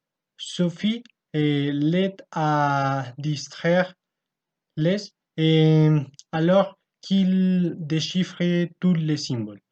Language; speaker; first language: French; non-native, learner; Spanish